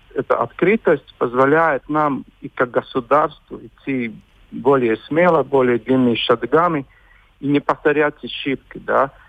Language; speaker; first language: Russian; non-native, local second language; Latvian